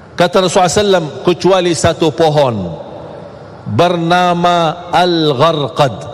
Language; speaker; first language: Malay; non-native, fluent; Arabic